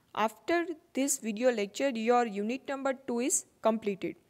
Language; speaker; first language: English; non-native, local second language; Gujarati